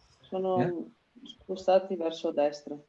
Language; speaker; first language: Italian; native; Italian